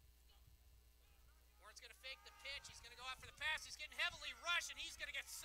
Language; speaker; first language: English; native; English